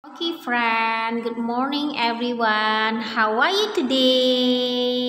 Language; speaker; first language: English; non-native, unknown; Indonesian